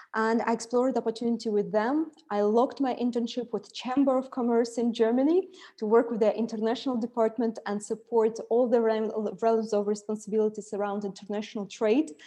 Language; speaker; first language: English; non-native, fluent; Russian